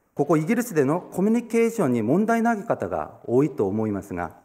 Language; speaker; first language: Japanese; non-native, fluent; Korean